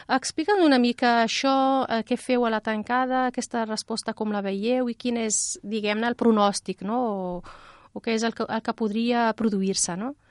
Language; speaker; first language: Catalan; non-native, fluent; Riffian